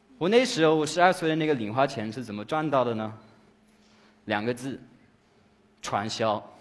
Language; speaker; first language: Chinese; non-native, fluent; English